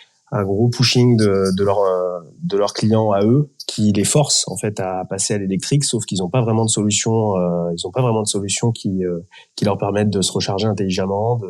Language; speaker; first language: French; native; French